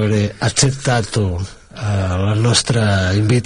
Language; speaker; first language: Italian; non-native, learner; Catalan